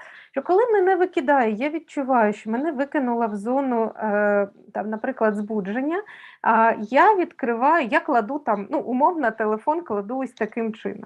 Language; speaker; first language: Ukrainian; native; Ukrainian